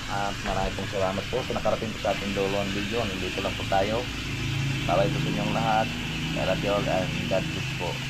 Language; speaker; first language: Filipino; native; Filipino